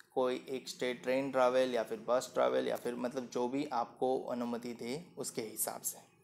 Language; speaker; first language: Hindi; non-native, local second language; Gujarati